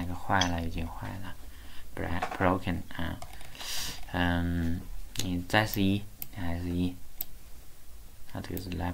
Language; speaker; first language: Chinese; native; Chinese